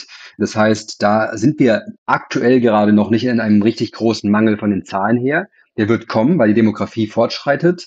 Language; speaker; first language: German; native; German